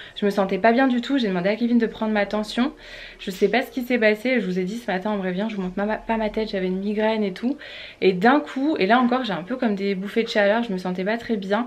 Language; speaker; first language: French; native; French